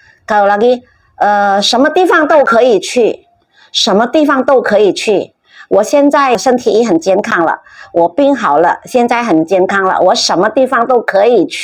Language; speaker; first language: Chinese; non-native, fluent; Indonesian